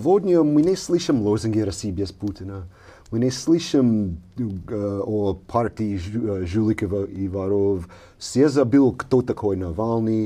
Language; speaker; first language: Russian; non-native, fluent; English